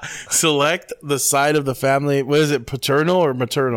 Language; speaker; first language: English; early bilingual, other home language; Spanish